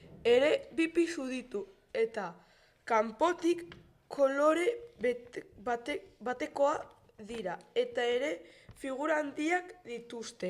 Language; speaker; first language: Basque; non-native, local second language; Spanish